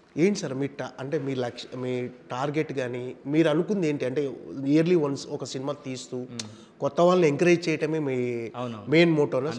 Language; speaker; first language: Telugu; native; Telugu